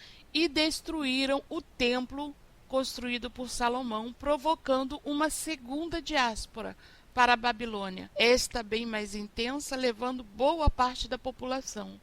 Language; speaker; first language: Portuguese; native; Portuguese